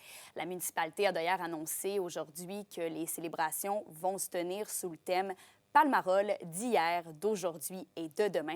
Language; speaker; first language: French; native; French